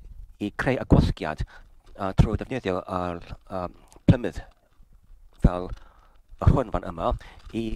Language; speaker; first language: Welsh; non-native, learner; English